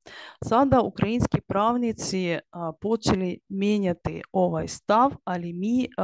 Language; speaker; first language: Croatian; non-native, learner; Ukrainian